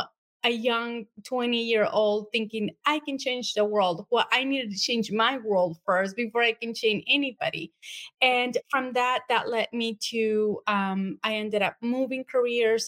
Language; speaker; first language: English; non-native, fluent; Spanish